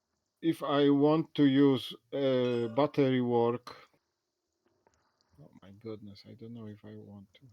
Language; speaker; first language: English; non-native, learner; Polish